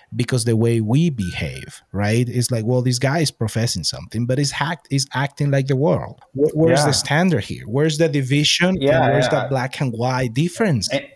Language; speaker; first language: English; non-native, fluent; Spanish